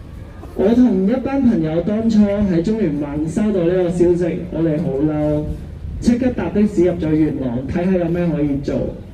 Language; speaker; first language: Cantonese; native; Cantonese